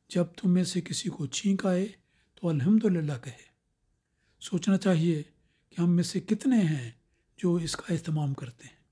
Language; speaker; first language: Urdu; native; Urdu